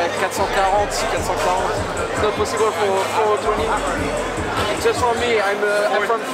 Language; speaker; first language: English; non-native, learner; French